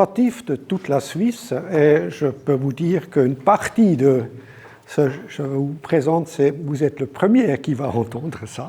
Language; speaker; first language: French; non-native, local second language; German